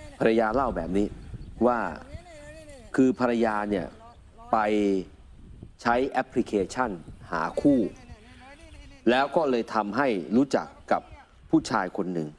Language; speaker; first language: Thai; native; Thai